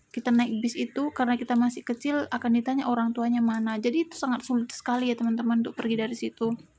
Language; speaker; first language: Indonesian; native; Indonesian